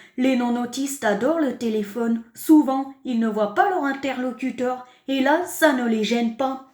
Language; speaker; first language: French; native; French